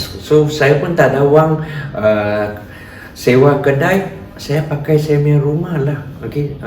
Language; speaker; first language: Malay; non-native, local second language; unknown